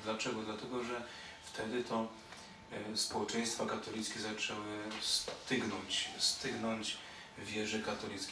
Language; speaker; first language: Polish; native; Polish